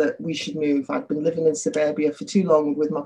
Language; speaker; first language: English; native; English